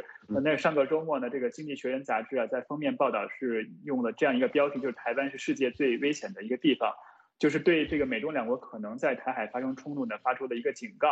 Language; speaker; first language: Chinese; native; Chinese